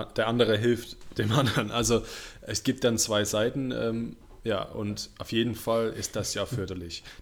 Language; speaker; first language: German; non-native, fluent; English